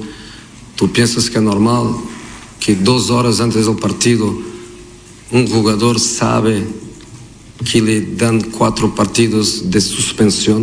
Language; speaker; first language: Spanish; non-native, fluent; Portuguese